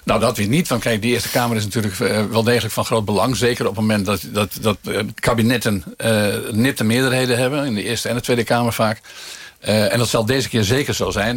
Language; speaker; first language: Dutch; native; Dutch